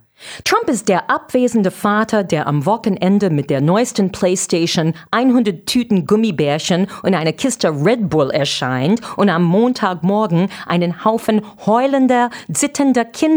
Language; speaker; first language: German; non-native, fluent; English